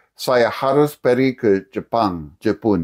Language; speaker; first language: Indonesian; non-native, fluent; English